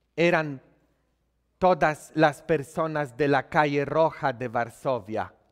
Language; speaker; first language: Spanish; non-native, fluent; Polish